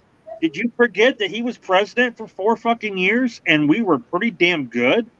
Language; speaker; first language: English; native; English